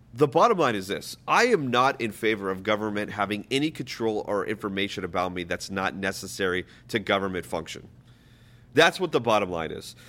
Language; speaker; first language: English; native; English